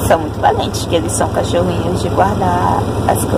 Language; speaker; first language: Portuguese; native; Portuguese